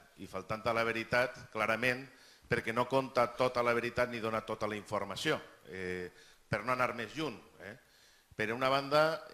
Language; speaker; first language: Catalan; native; Catalan